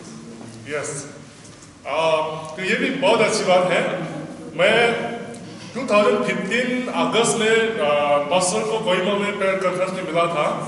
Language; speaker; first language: Hindi; non-native, local second language; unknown